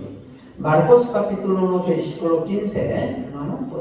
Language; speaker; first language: Spanish; non-native, fluent; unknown